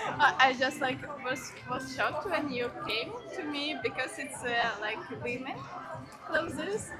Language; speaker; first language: English; non-native, learner; Ukrainian